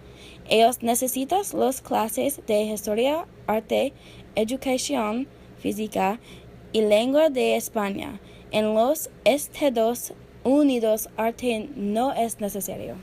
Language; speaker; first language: Spanish; non-native, learner; English